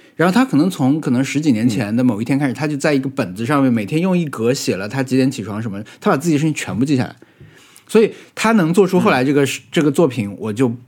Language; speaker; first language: Chinese; native; Chinese